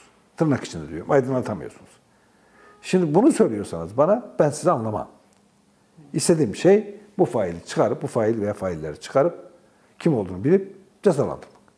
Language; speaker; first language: Turkish; non-native, local second language; Kurdish